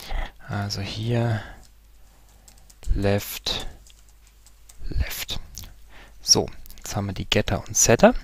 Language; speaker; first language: German; native; German